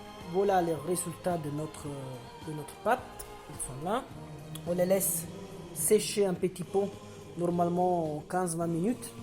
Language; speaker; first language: French; non-native, fluent; Italian